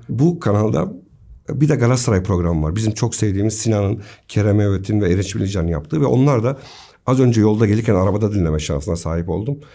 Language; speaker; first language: Turkish; native; Turkish